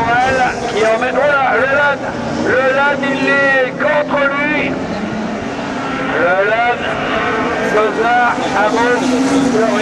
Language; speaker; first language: French; native; French